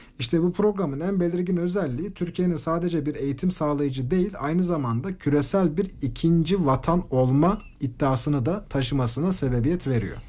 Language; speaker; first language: Turkish; native; Turkish